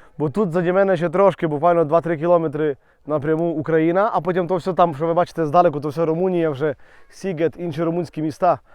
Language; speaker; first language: Ukrainian; native; Ukrainian